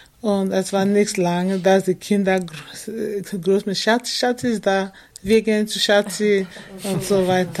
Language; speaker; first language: German; non-native, fluent; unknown